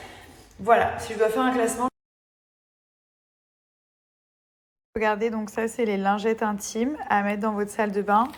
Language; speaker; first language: French; native; French